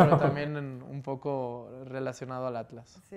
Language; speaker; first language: Spanish; native; Spanish